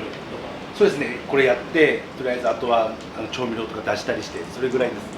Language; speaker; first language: Japanese; native; Japanese